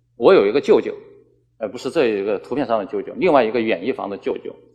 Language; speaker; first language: Chinese; native; Chinese